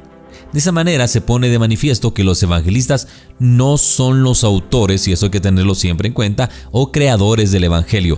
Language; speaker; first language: Spanish; native; Spanish